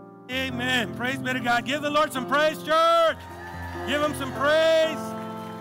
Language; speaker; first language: English; early bilingual, other home language; Spanish